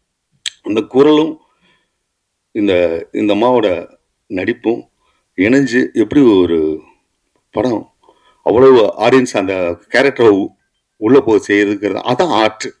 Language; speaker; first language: Tamil; native; Tamil